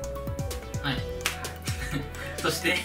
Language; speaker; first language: Japanese; native; Japanese